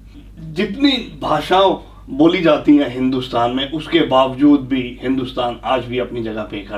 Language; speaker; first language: Hindi; native; Hindi